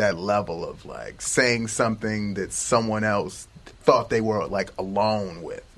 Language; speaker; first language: English; native; English